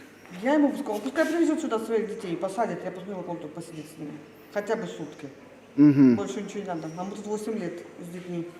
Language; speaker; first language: Russian; native; Russian